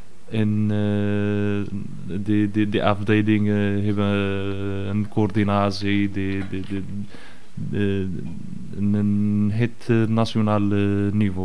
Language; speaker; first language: Dutch; non-native, fluent; Arabic